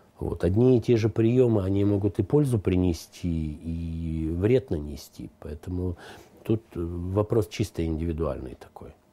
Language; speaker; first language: Russian; native; Russian